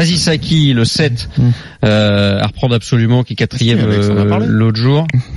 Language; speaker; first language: French; native; French